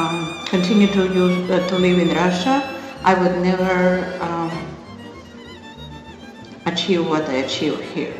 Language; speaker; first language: English; non-native, learner; Russian